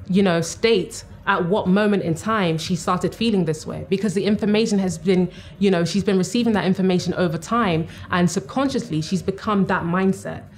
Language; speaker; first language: English; native; English